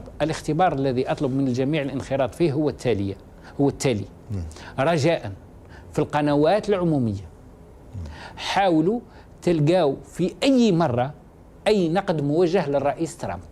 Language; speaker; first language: Arabic; native; Arabic